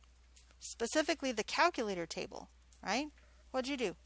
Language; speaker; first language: English; native; English